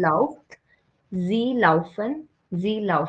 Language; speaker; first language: German; non-native, learner; Hindi